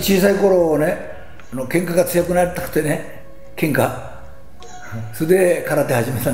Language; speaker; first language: Japanese; native; Japanese